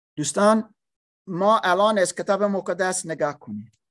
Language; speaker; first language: Persian; non-native, learner; English